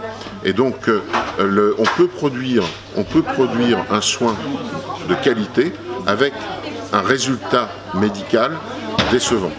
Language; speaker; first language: French; native; French